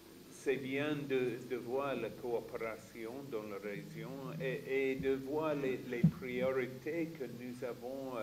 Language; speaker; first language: French; non-native, fluent; English